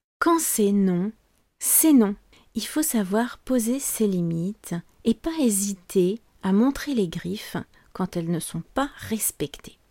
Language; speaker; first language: French; native; French